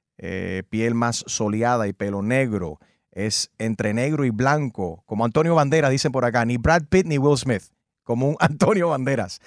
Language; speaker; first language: Spanish; early bilingual, heritage; Spanish